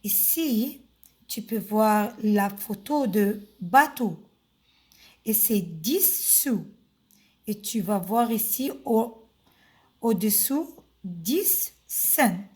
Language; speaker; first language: French; non-native, fluent; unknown